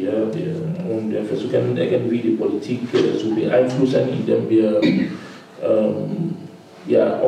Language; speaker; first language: German; non-native, fluent; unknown